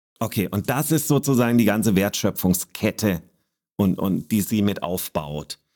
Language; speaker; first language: German; native; German